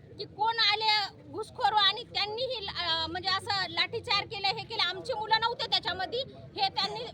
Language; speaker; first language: Marathi; native; Marathi